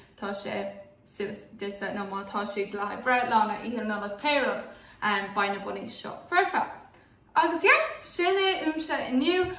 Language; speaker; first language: Irish; non-native, local second language; English